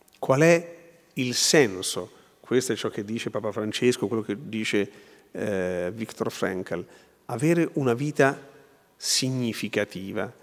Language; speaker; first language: Italian; native; Italian